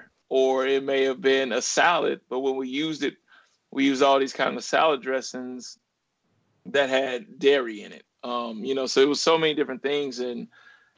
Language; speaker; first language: English; native; English